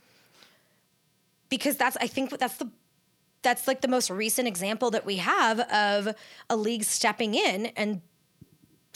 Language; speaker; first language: English; native; English